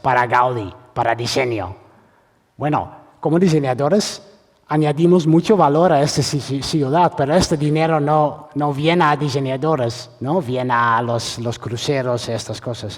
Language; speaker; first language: Spanish; non-native, fluent; Dutch